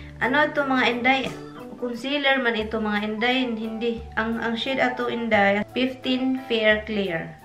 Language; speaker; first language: Cebuano; native; Cebuano